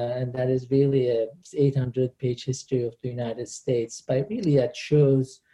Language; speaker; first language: English; non-native, fluent; Turkish